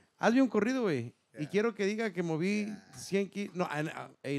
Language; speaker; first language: Spanish; early bilingual, heritage; Spanish